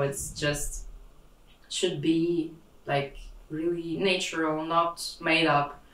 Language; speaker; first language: English; non-native, fluent; Russian